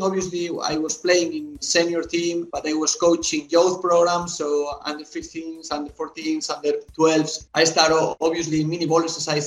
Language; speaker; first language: English; non-native, fluent; Spanish